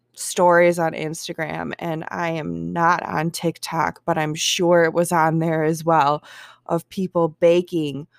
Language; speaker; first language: English; native; English